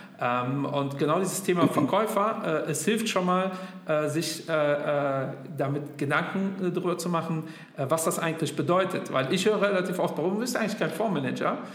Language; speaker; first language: German; native; German